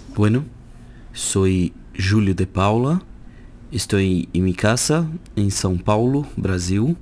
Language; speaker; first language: Spanish; non-native, fluent; Portuguese